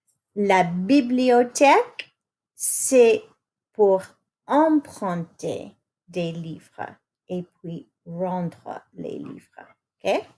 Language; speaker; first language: French; non-native, fluent; English